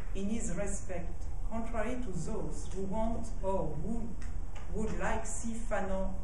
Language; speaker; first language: English; non-native, fluent; French